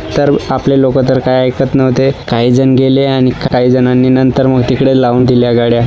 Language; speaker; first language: Marathi; non-native, local second language; Kukna